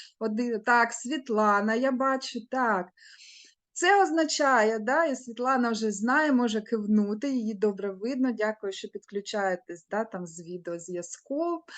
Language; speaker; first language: Ukrainian; non-native, local second language; Russian